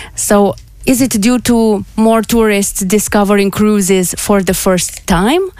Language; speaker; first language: English; non-native, fluent; Romanian